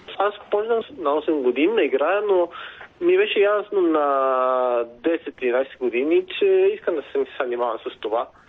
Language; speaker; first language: Bulgarian; non-native, fluent; Spanish